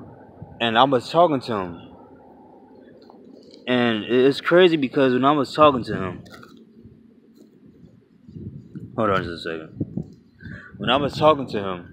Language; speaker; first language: English; native; English